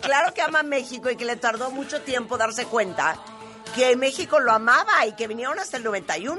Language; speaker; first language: Spanish; native; Spanish